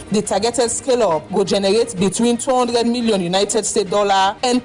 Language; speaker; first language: English; non-native, local second language; Krio